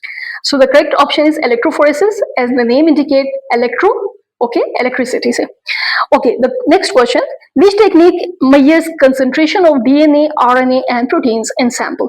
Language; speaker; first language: English; non-native, local second language; Urdu